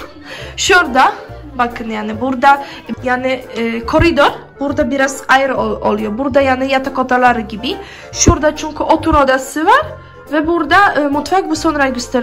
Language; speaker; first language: Turkish; non-native, learner; Polish